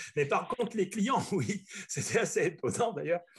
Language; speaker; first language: French; native; French